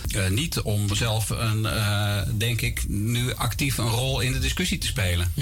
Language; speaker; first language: Dutch; native; Dutch